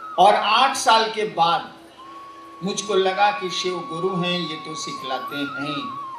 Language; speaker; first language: Hindi; native; Hindi